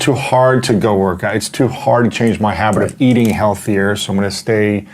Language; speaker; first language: English; native; English